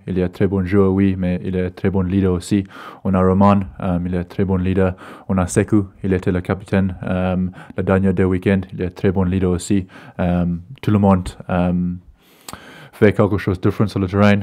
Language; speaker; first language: French; non-native, learner; English